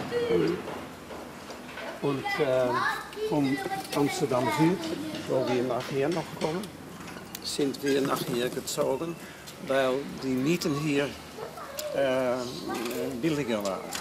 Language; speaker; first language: German; non-native, fluent; Dutch